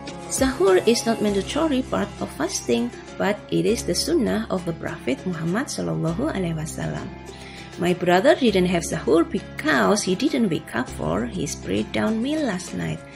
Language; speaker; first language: English; non-native, fluent; Indonesian